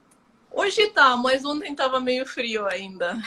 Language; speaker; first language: Portuguese; non-native, fluent; Ukrainian